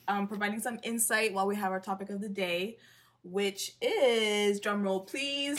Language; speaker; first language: English; non-native, local second language; Swahili